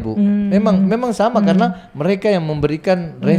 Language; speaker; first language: Indonesian; native; Indonesian